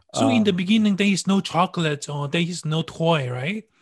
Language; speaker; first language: English; non-native, local second language; Cantonese